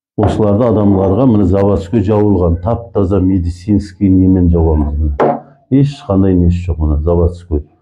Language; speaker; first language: Kazakh; early bilingual, heritage; Kazakh